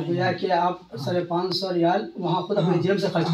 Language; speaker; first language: Hindi; native; Hindi